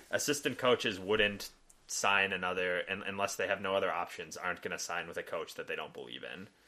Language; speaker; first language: English; native; English